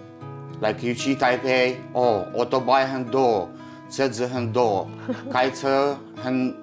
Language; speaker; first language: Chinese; non-native, learner; Russian